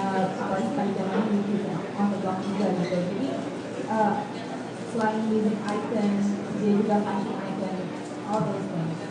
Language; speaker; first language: Indonesian; native; Indonesian